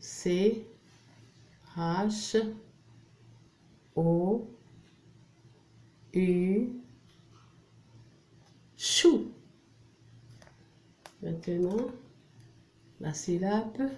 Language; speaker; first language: French; non-native, local second language; Arabic